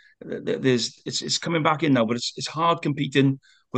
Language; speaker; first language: English; native; English